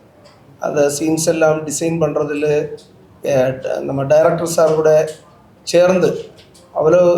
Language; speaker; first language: Tamil; non-native, learner; Malayalam